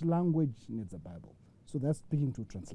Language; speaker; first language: English; non-native, local second language; Shona